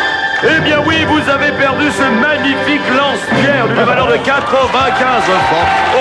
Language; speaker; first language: French; native; French